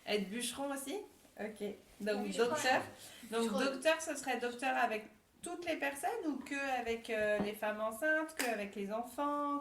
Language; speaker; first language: French; native; French